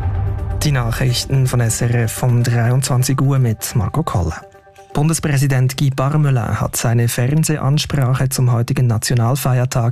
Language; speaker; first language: German; native; German